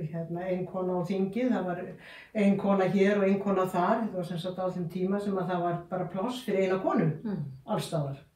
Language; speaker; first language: Icelandic; native; Icelandic